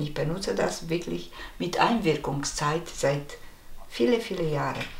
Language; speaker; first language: German; non-native, fluent; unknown